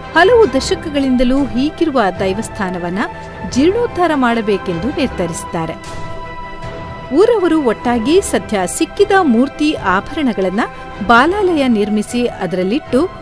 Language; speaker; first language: Kannada; native; Kannada